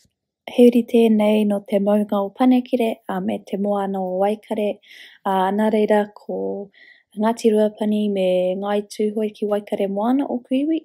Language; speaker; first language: Māori; non-native, local second language; English